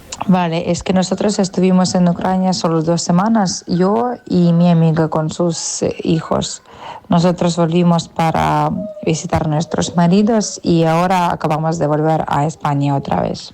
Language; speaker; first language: Spanish; non-native, fluent; Ukrainian